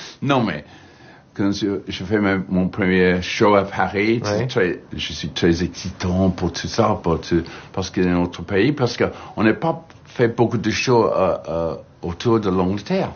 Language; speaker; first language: French; non-native, learner; English